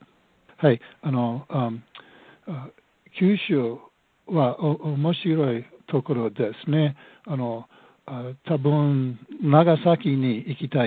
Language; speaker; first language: Japanese; non-native, learner; English